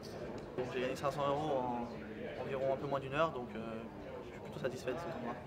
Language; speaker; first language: French; native; French